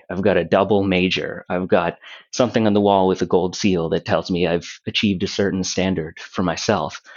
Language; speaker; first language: English; native; English